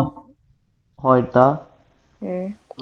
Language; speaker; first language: German; non-native, learner; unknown